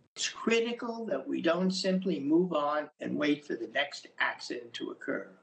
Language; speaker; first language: English; native; English